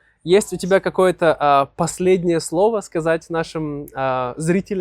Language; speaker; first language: Russian; native; Russian